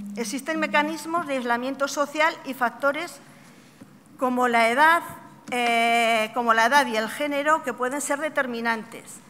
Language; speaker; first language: Spanish; native; Spanish